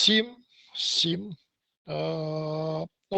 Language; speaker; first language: Portuguese; non-native, learner; Russian